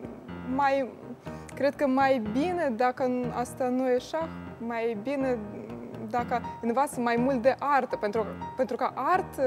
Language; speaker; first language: Romanian; non-native, learner; Russian